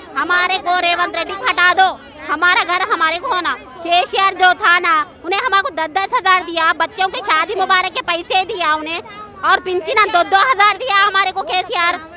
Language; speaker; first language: Hindi; non-native, local second language; Urdu